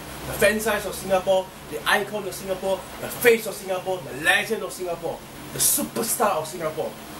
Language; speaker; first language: English; non-native, local second language; Chinese